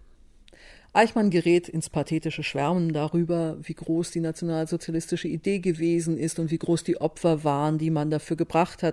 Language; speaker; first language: German; native; German